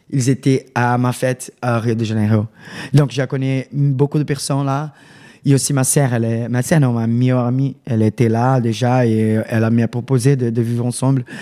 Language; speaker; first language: French; non-native, learner; Portuguese